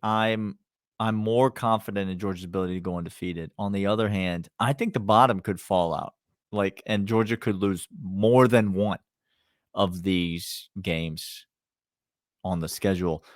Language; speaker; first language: English; native; English